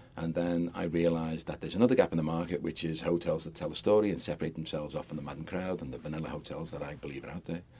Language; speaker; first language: English; native; English